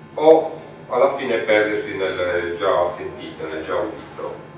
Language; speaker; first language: Italian; native; Italian